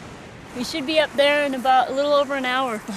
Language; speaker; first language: English; native; English